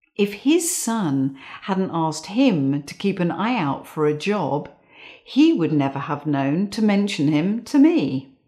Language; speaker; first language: English; native; English